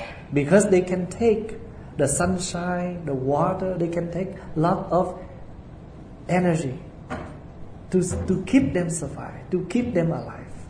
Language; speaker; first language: English; non-native, fluent; Vietnamese